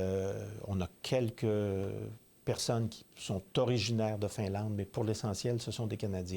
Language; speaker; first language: French; native; French